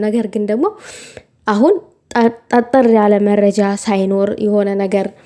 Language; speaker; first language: Amharic; native; Amharic